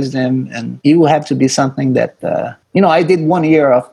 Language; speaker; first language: English; non-native, fluent; Portuguese